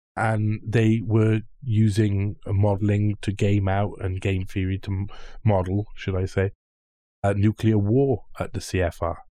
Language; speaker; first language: English; native; English